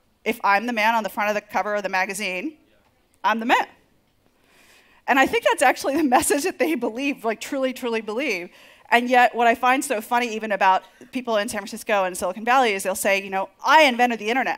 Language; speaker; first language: English; native; English